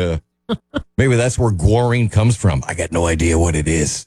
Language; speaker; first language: English; native; English